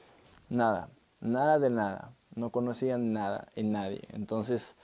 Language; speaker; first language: Spanish; non-native, fluent; French